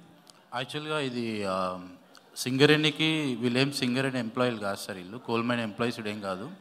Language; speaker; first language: Telugu; native; Telugu